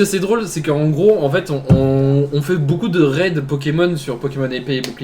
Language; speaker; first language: French; native; French